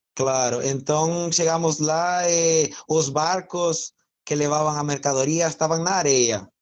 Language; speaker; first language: Portuguese; non-native, learner; Spanish